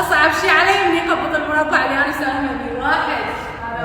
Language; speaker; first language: Arabic; native; Arabic